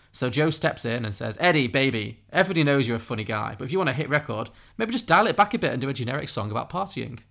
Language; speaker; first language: English; native; English